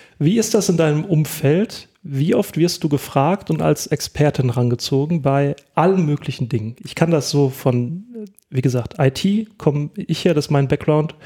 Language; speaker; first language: German; native; German